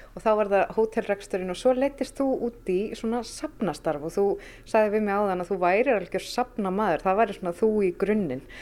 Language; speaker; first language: Icelandic; native; Icelandic